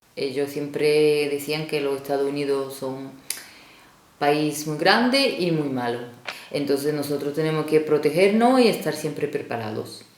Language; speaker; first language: Spanish; non-native, fluent; Russian